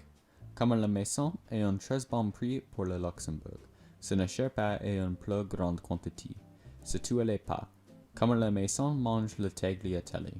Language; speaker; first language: French; non-native, learner; English